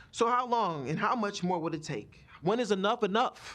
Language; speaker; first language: English; native; English